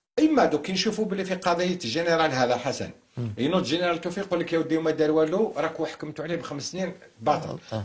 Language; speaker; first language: Arabic; native; Arabic